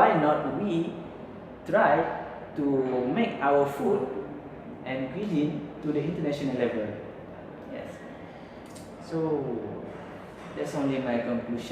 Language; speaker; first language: English; non-native, learner; Malay